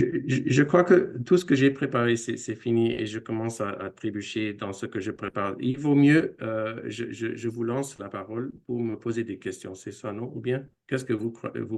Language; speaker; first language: French; non-native, fluent; English